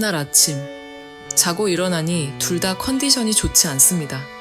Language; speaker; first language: Korean; native; Korean